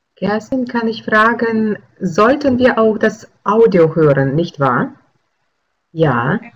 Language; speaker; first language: German; non-native, fluent; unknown